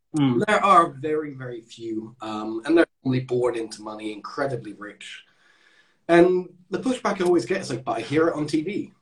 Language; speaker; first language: English; native; English